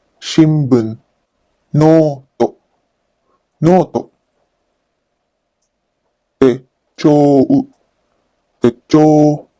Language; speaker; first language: Japanese; non-native, learner; Filipino